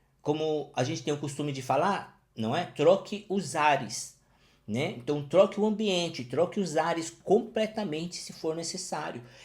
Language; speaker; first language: Portuguese; native; Portuguese